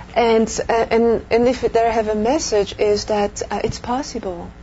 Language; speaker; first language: English; non-native, fluent; French